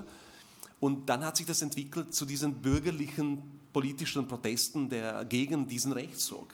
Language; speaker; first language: German; non-native, fluent; Slovak